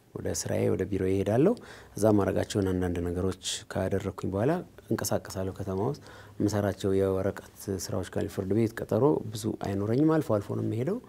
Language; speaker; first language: Amharic; native; Amharic